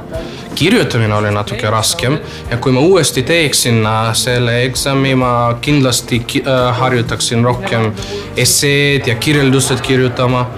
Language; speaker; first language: Estonian; non-native, fluent; Macedonian